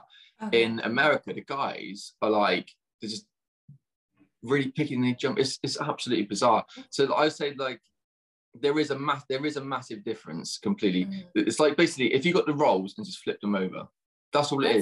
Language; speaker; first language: English; native; English